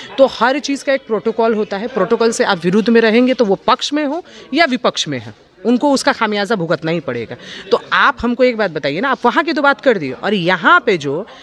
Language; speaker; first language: Hindi; native; Hindi